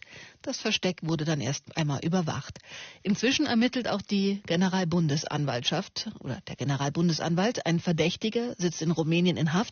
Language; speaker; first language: German; native; German